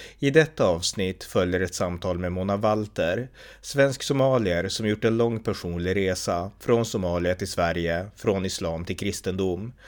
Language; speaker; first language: Swedish; native; Swedish